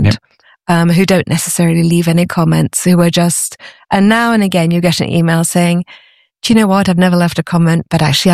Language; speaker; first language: English; native; English